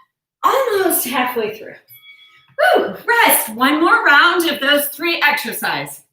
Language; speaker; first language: English; native; English